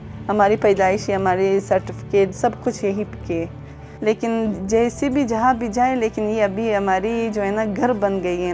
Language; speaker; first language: Hindi; non-native, local second language; Uzbek